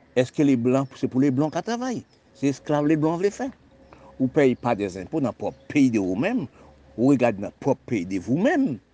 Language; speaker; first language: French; non-native, local second language; Haitian Creole